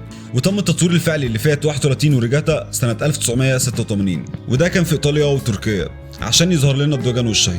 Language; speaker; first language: Arabic; native; Arabic